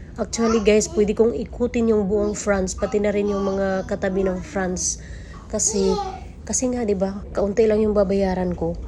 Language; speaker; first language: Filipino; native; Filipino